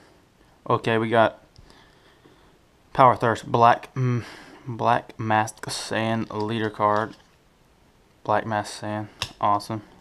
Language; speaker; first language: English; native; English